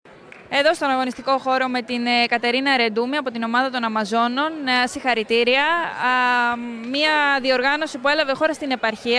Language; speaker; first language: Greek; native; Greek